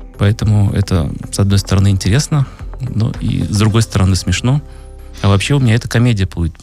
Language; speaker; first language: Russian; native; Russian